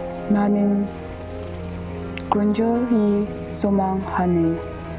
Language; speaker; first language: Korean; non-native, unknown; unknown